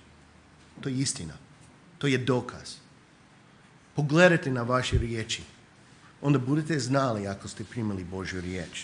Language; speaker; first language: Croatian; non-native, fluent; English